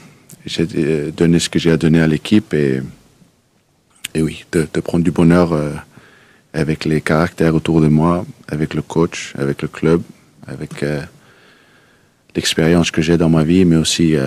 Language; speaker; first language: French; non-native, fluent; Danish